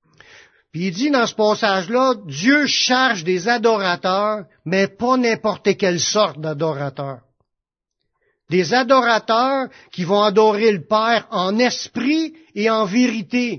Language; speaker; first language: French; native; French